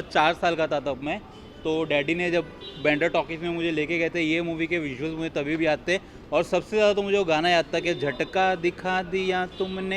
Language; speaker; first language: Hindi; native; Hindi